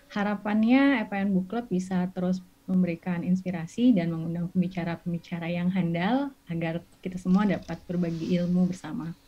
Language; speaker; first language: Indonesian; native; Indonesian